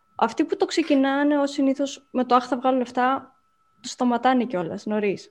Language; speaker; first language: Greek; native; Greek